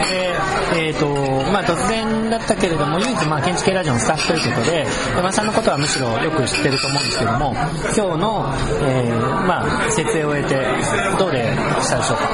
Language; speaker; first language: Japanese; native; Japanese